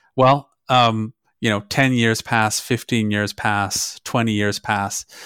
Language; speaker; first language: English; non-native, fluent; German